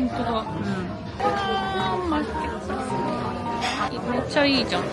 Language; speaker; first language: Korean; non-native, fluent; Japanese